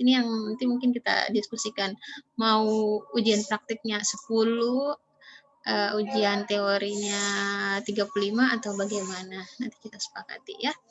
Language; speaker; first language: Indonesian; native; Indonesian